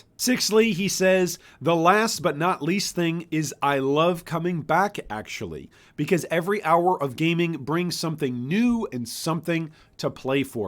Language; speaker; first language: English; native; English